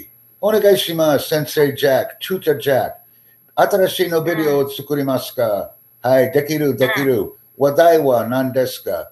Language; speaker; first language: Japanese; non-native, learner; English